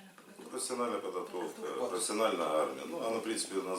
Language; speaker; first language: Russian; native; Russian